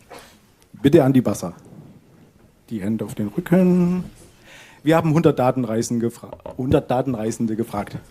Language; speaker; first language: German; native; German